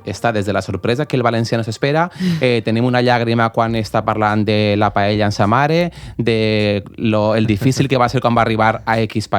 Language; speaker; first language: Catalan; native; Catalan